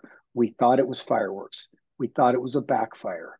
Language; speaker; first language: English; native; English